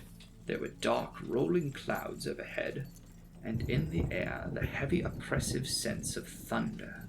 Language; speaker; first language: English; native; English